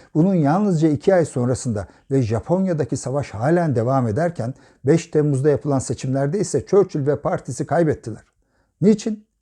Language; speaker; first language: Turkish; native; Turkish